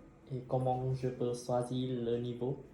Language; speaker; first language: French; non-native, learner; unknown